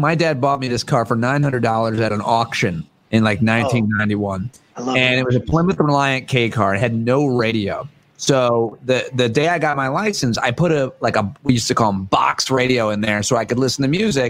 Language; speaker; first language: English; native; English